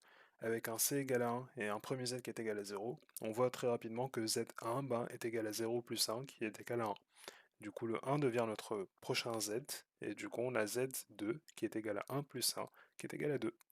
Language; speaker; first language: French; native; French